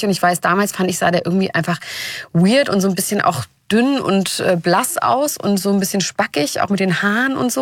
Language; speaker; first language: German; native; German